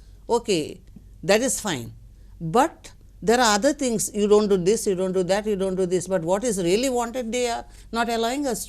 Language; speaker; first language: English; non-native, local second language; Konkani